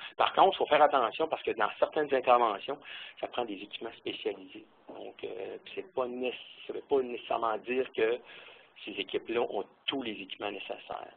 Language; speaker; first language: French; native; French